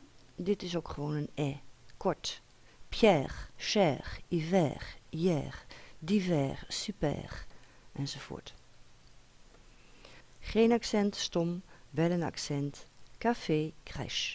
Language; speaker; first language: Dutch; native; Dutch